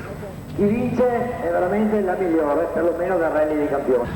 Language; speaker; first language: Italian; native; Italian